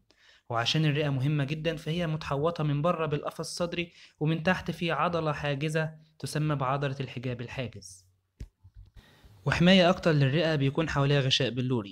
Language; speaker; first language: Arabic; native; Arabic